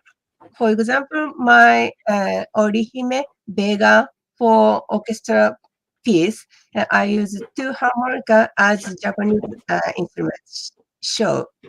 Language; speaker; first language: English; non-native, learner; Japanese